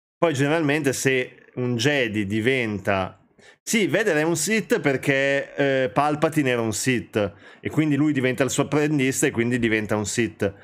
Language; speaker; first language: Italian; early bilingual, other home language; Albanian